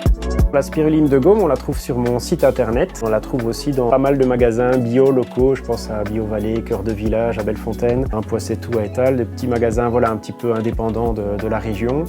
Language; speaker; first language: French; native; French